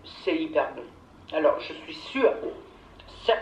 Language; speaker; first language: French; native; French